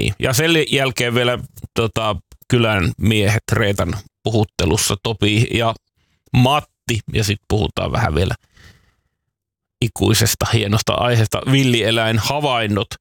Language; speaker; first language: Finnish; native; Finnish